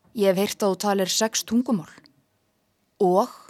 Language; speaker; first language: Icelandic; native; Icelandic